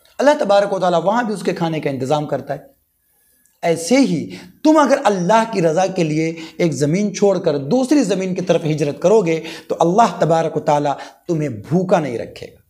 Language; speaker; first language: Urdu; native; Urdu